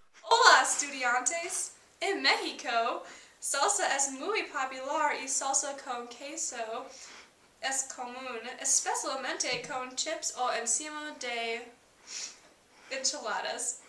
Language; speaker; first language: Spanish; non-native, learner; English